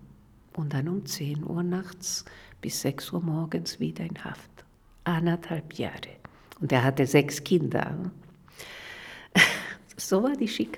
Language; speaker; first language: German; non-native, fluent; Spanish